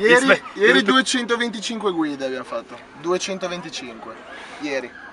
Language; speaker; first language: Italian; native; Italian